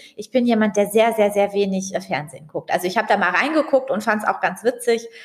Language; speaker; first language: German; native; German